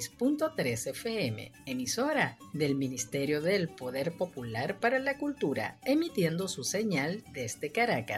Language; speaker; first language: Spanish; native; Spanish